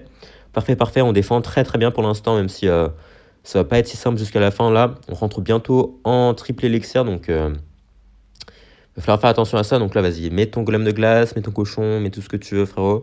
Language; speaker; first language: French; native; French